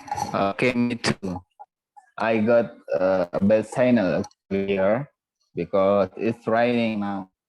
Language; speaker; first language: English; non-native, learner; Indonesian